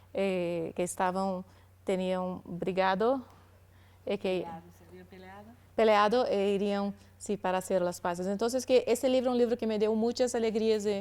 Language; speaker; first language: Spanish; non-native, learner; Portuguese